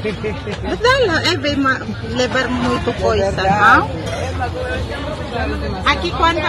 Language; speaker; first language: Portuguese; non-native, learner; Filipino